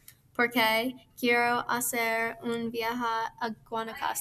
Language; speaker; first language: Spanish; non-native, learner; English